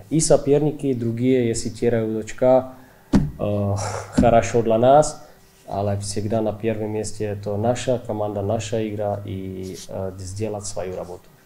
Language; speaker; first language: Russian; non-native, fluent; Czech